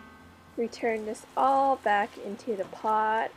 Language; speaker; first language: English; native; English